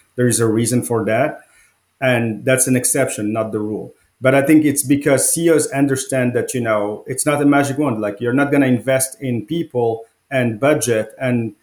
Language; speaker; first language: English; non-native, fluent; Arabic